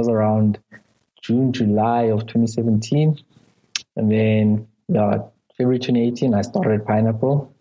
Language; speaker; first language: English; non-native, local second language; Zulu